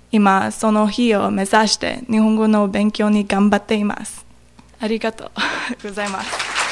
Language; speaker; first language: Japanese; non-native, learner; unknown